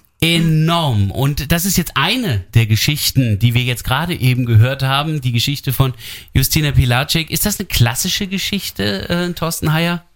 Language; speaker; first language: German; native; German